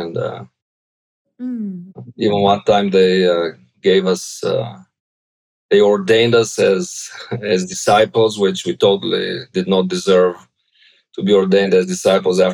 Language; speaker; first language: English; non-native, fluent; Bulgarian